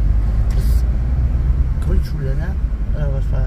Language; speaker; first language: German; native; German